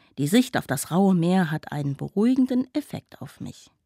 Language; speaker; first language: German; native; German